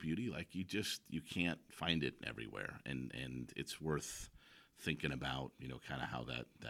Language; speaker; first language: English; native; English